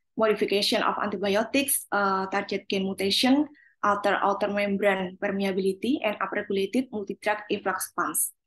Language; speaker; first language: English; non-native, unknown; Indonesian